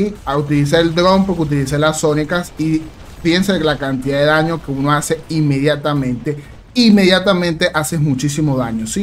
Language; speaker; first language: Spanish; native; Spanish